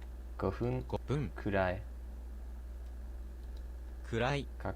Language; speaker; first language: Japanese; non-native, learner; English